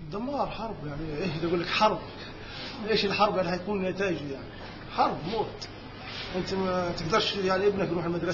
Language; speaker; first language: Arabic; native; Arabic